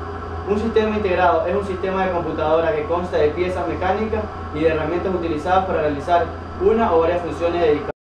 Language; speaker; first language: Spanish; native; Spanish